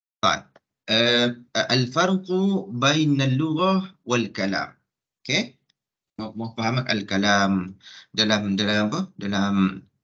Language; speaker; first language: Arabic; non-native, fluent; Malay